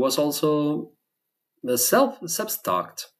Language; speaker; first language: English; non-native, fluent; Spanish